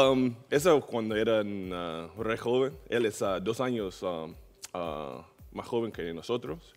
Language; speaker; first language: Spanish; non-native, learner; English